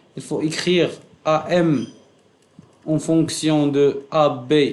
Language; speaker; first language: French; non-native, local second language; Arabic